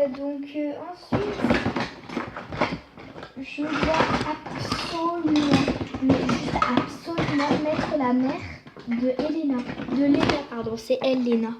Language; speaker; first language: French; native; French